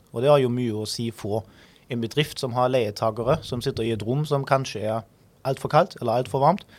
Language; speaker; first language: Norwegian; non-native, fluent; German